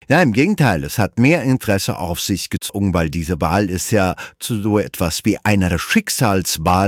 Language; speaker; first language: German; native; German